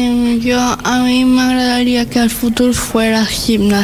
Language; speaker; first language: Catalan; non-native, learner; Spanish